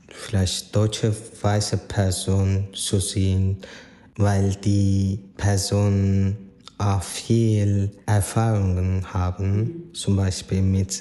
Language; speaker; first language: German; non-native, fluent; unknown